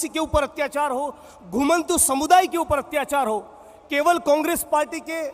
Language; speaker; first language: Hindi; non-native, local second language; Gujarati